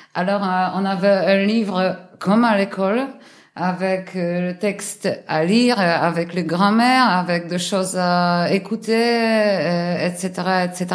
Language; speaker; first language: French; non-native, learner; Polish